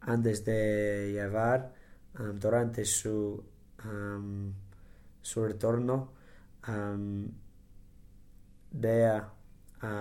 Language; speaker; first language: Spanish; non-native, learner; English